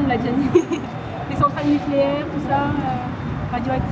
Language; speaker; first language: French; native; French